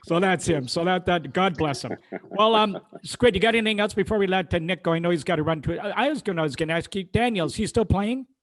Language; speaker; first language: English; native; English